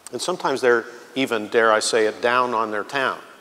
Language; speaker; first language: English; native; English